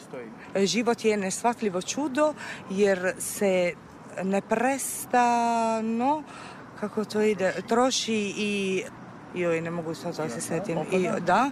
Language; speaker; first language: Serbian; non-native, fluent; Italian